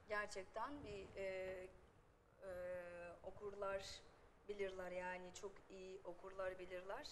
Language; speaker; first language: Turkish; non-native, fluent; Russian